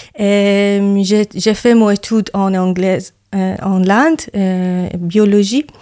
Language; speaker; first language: French; non-native, learner; Persian